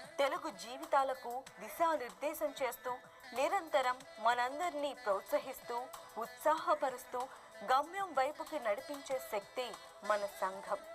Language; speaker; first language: Telugu; early bilingual, heritage; Telugu